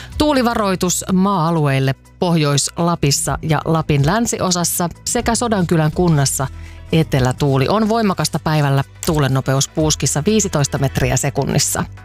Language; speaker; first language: Finnish; native; Finnish